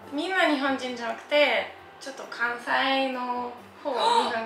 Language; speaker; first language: Japanese; non-native, learner; Russian